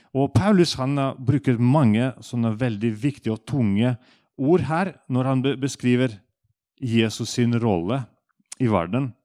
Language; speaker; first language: Norwegian; non-native, fluent; Russian